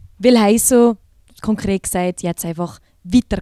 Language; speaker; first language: German; native; German